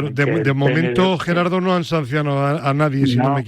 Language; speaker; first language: Spanish; native; Spanish